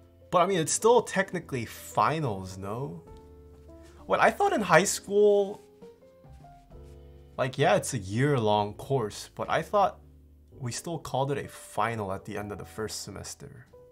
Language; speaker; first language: English; early bilingual, other home language; Korean